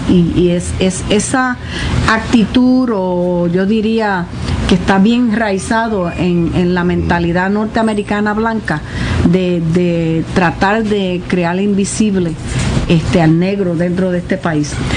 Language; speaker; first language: Spanish; native; Spanish